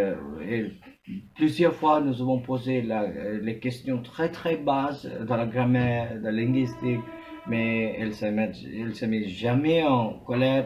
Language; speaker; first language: French; non-native, fluent; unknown